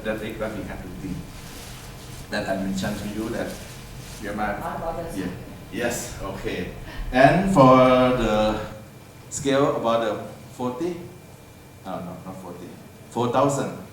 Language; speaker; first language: English; non-native, learner; Thai